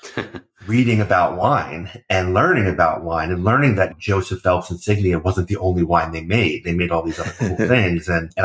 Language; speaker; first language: English; native; English